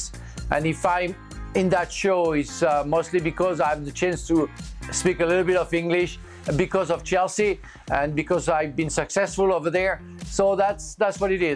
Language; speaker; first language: English; non-native, fluent; French